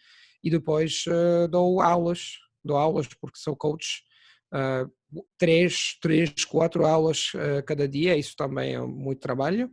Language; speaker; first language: Portuguese; non-native, fluent; Italian